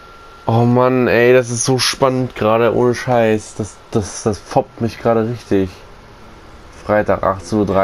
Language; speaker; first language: German; native; German